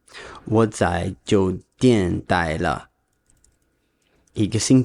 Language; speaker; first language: Chinese; non-native, learner; English